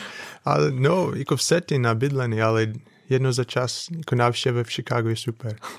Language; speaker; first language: Czech; non-native, fluent; English